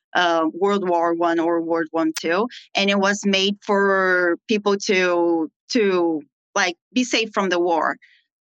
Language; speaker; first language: English; non-native, fluent; Portuguese